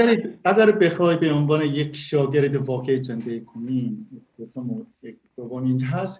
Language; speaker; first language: Persian; non-native, learner; Korean